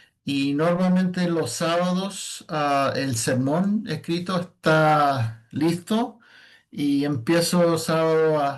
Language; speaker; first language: Spanish; non-native, fluent; English